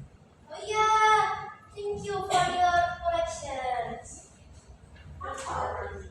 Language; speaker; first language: English; non-native, learner; Indonesian